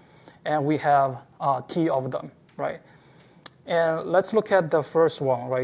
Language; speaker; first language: English; non-native, fluent; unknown